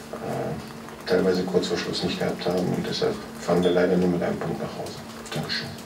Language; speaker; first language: German; native; German